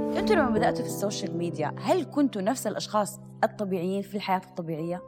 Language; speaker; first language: Arabic; native; Arabic